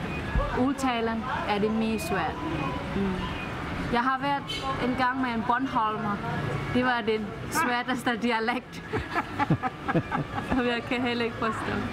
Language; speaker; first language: Danish; non-native, learner; Balinese